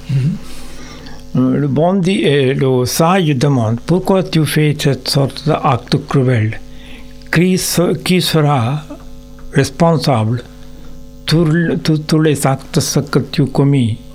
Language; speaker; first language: French; non-native, learner; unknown